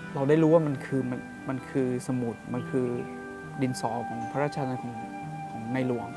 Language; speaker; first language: Thai; non-native, local second language; Akha